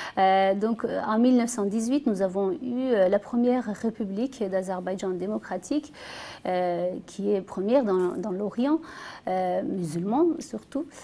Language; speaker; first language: French; non-native, fluent; Azerbaijani